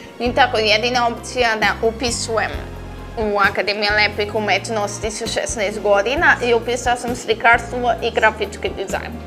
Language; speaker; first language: Serbian; early bilingual, heritage; Serbian